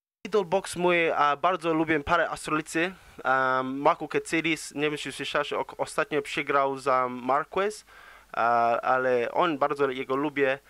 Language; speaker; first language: Polish; early bilingual, heritage; English